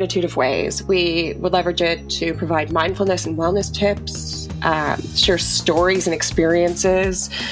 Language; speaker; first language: English; native; English